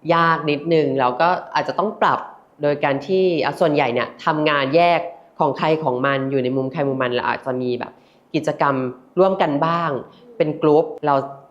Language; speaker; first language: Thai; native; Thai